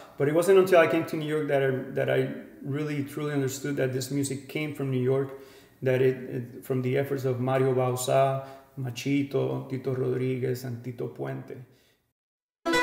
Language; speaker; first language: English; non-native, fluent; Spanish